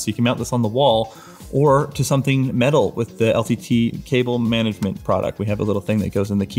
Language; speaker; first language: English; native; English